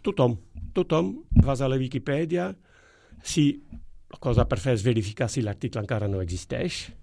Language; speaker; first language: Catalan; non-native, fluent; Dutch